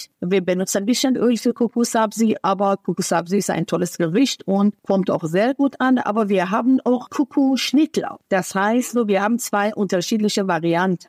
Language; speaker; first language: German; non-native, fluent; Persian